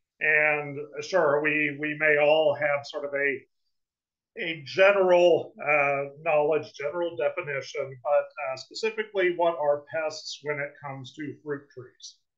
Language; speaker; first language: English; native; English